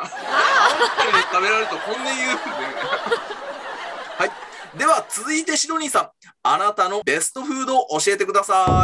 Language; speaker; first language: Japanese; native; Japanese